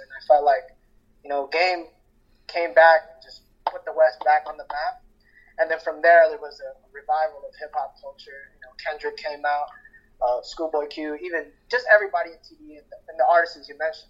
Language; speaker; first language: English; early bilingual, other home language; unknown